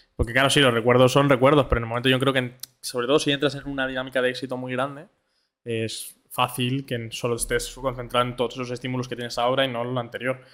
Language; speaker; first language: Spanish; native; Spanish